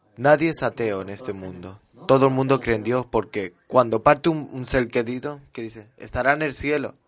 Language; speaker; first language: Spanish; early bilingual, heritage; French